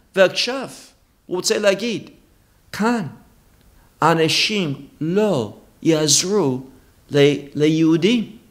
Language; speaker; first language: Hebrew; non-native, fluent; English